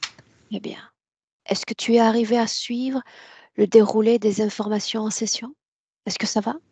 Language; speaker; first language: French; native; French